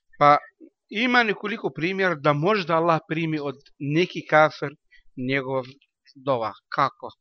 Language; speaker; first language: Bosnian; non-native, learner; Arabic